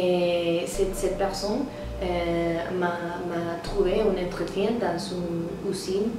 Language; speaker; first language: French; non-native, learner; Spanish